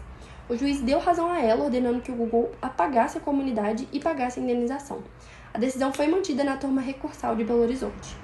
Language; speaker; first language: Portuguese; native; Portuguese